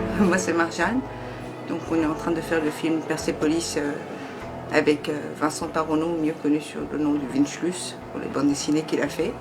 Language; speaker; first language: French; non-native, fluent; Persian